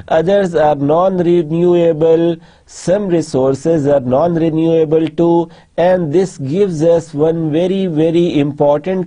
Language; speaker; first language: English; non-native, local second language; Urdu